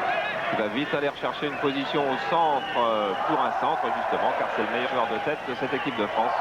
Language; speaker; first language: French; native; French